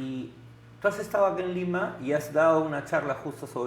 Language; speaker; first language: Spanish; native; Spanish